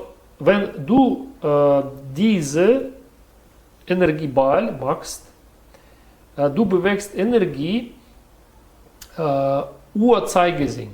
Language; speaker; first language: German; non-native, learner; Russian